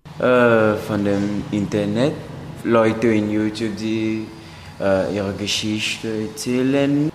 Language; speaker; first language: German; non-native, learner; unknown